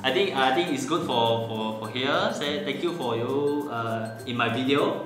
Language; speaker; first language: English; non-native, local second language; Chinese